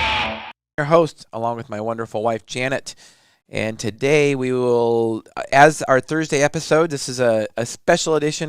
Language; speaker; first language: English; native; English